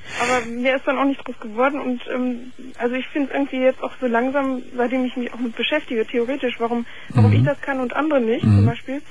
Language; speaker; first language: German; native; German